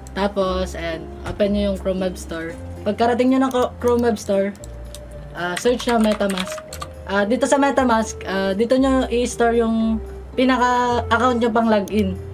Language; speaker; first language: Filipino; native; Filipino